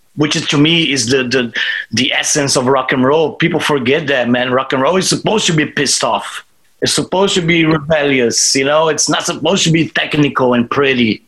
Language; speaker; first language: English; non-native, fluent; Portuguese